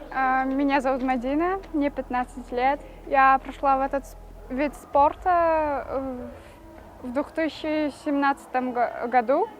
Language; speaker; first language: Russian; non-native, local second language; Tajik